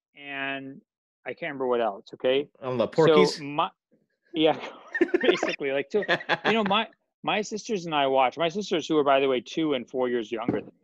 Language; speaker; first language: English; native; English